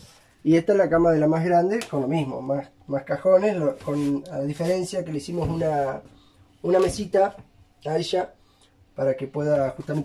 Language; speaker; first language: Spanish; native; Spanish